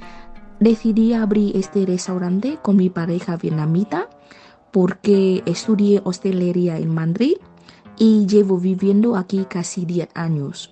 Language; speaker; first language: Spanish; non-native, fluent; Vietnamese